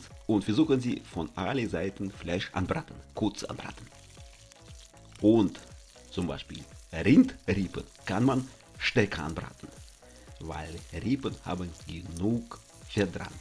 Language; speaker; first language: German; non-native, learner; Russian